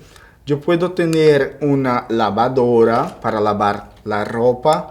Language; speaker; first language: Spanish; non-native, fluent; Portuguese